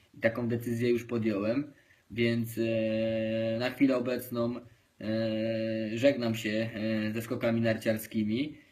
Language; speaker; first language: Polish; native; Polish